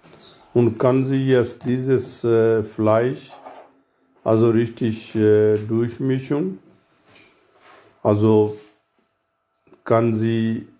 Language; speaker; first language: German; non-native, learner; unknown